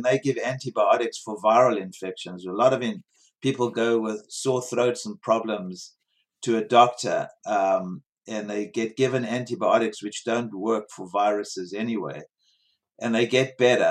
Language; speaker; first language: English; native; English